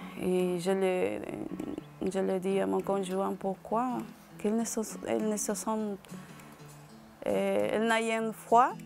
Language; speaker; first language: French; non-native, learner; Spanish